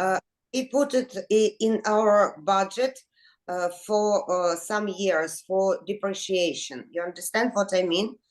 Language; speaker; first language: English; non-native, fluent; Ukrainian